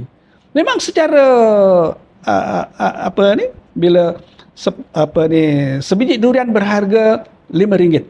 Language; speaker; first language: Malay; native; Malay